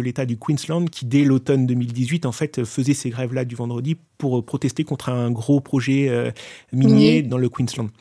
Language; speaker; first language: French; native; French